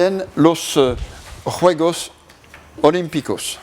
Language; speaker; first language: Spanish; non-native, learner; French